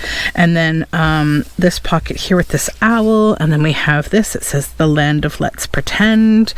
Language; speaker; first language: English; native; English